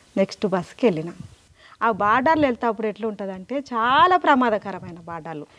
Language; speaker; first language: Telugu; native; Telugu